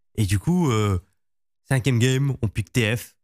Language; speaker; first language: French; native; French